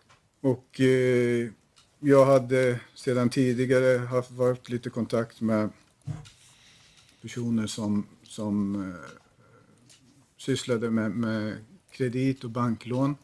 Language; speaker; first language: Swedish; native; Swedish